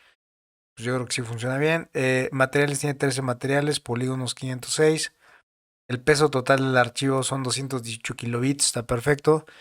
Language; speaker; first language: Spanish; native; Spanish